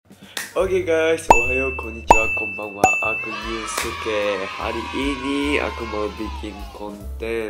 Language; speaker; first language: Indonesian; non-native, learner; Japanese